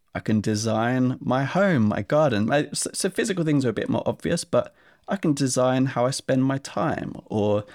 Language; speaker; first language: English; native; English